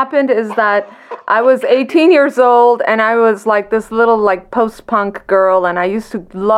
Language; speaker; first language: English; non-native, local second language; Persian